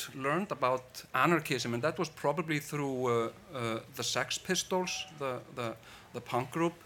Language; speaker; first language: English; non-native, fluent; Icelandic